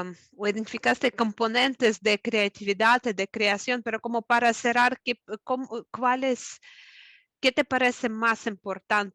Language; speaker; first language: Spanish; non-native, fluent; Russian